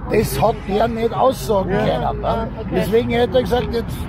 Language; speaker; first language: German; native; German